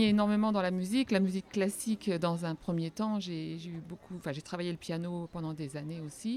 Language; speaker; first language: French; native; French